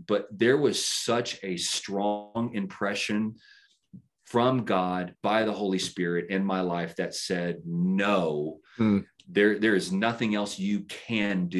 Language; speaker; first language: English; native; English